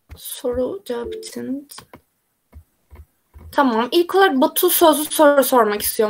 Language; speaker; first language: Turkish; native; Turkish